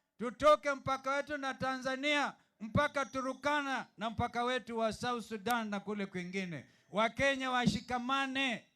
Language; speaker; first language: Swahili; non-native, local second language; Gusii